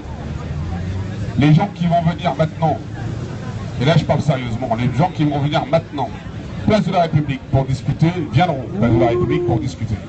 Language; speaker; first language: French; native; French